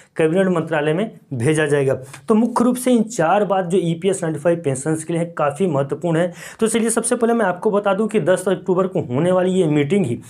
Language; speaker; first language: Hindi; native; Hindi